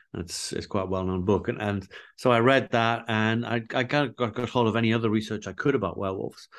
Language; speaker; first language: English; native; English